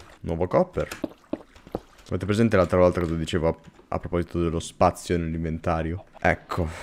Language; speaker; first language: Italian; native; Italian